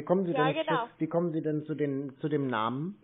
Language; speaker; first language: German; native; German